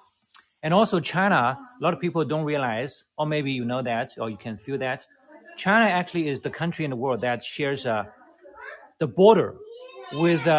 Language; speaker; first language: English; non-native, fluent; Chinese